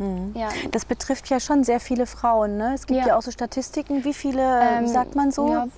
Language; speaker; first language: German; native; German